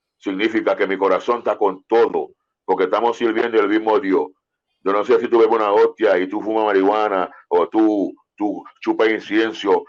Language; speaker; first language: Spanish; non-native, fluent; English